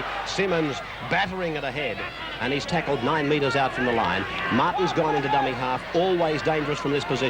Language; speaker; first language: English; native; English